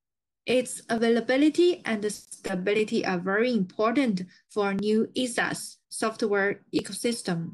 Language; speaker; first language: English; non-native, fluent; Chinese